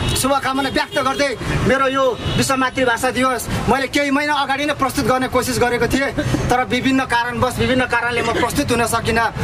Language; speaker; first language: Nepali; native; Nepali